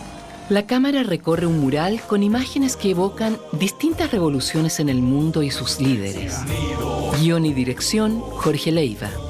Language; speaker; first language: Spanish; native; Spanish